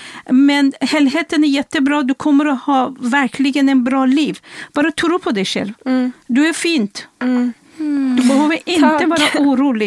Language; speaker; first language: Swedish; non-native, fluent; Persian